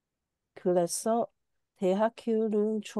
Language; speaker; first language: Korean; non-native, learner; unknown